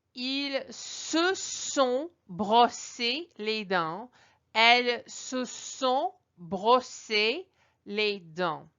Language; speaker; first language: French; non-native, fluent; English